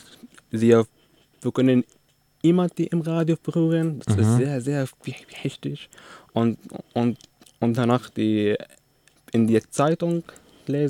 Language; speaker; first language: German; non-native, learner; Arabic